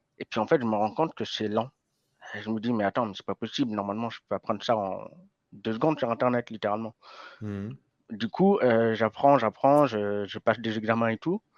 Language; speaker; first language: French; native; French